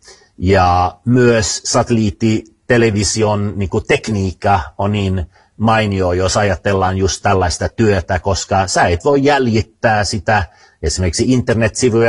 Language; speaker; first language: Finnish; non-native, fluent; Swedish